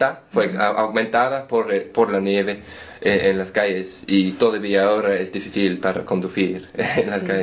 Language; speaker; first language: Spanish; non-native, learner; English